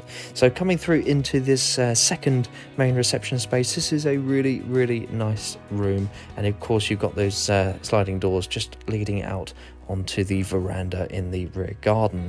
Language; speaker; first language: English; native; English